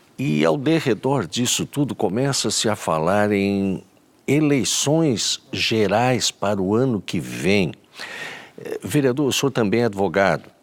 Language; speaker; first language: Portuguese; native; Portuguese